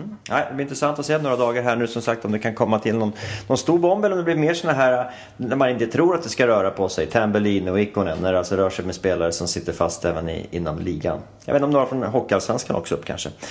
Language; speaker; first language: Swedish; native; Swedish